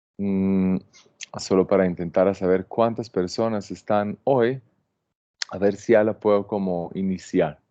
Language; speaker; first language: Spanish; non-native, fluent; Hebrew